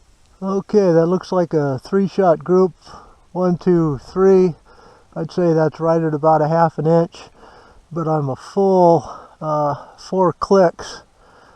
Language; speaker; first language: English; native; English